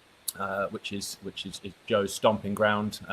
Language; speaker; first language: English; native; English